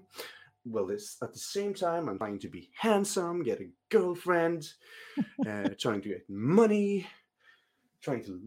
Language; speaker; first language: English; non-native, fluent; Norwegian